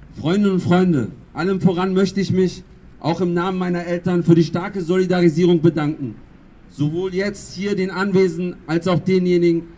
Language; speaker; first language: German; early bilingual, other home language; Kurdish